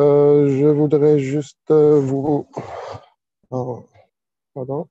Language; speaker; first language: French; non-native, local second language; Arabic